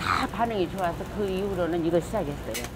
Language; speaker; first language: Korean; native; Korean